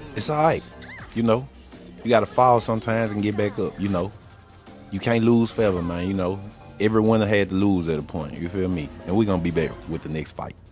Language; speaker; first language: English; native; English